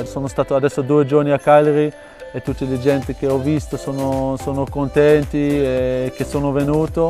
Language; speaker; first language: Italian; non-native, fluent; Dutch